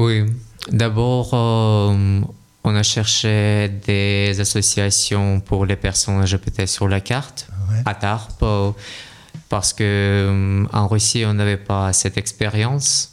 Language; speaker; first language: French; non-native, learner; Russian